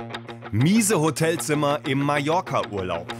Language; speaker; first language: German; native; German